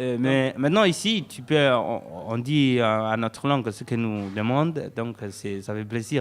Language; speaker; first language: French; non-native, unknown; Somali